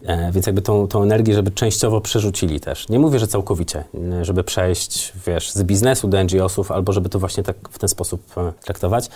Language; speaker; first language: Polish; native; Polish